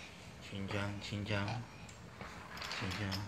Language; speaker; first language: Chinese; native; Chinese